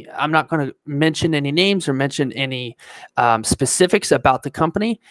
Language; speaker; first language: English; native; English